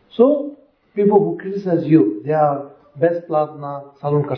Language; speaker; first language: Russian; non-native, learner; Tibetan